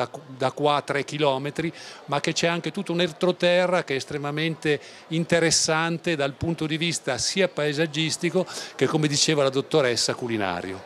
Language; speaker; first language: Italian; native; Italian